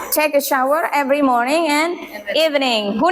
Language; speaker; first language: English; non-native, fluent; Indonesian